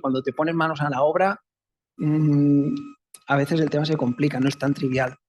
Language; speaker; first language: Spanish; native; Spanish